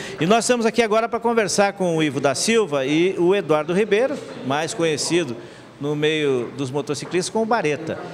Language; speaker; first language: Portuguese; native; Portuguese